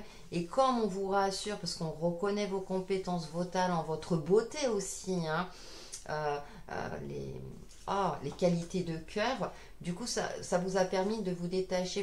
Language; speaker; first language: French; native; French